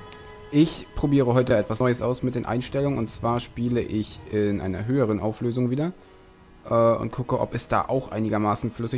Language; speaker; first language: German; native; German